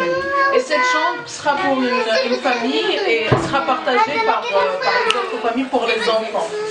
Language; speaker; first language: French; non-native, local second language; Arabic